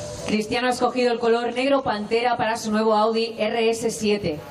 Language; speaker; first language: Spanish; native; Spanish